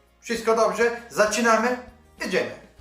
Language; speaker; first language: Polish; non-native, learner; Italian